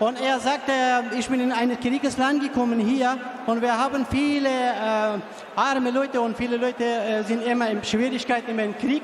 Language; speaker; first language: German; non-native, learner; Persian